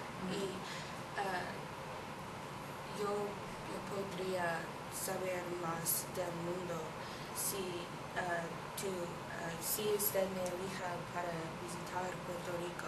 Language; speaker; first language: Spanish; non-native, learner; English